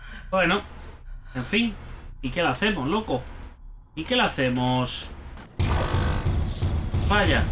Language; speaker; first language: Spanish; native; Spanish